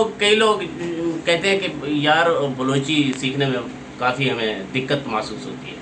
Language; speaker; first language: Urdu; non-native, local second language; Baluchi